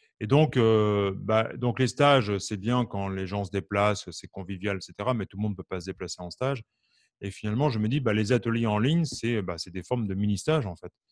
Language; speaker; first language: French; native; French